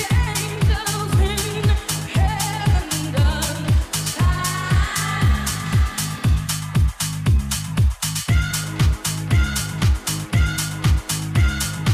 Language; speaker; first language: English; native; English